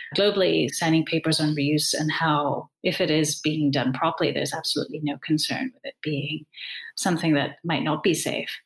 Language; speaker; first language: English; native; English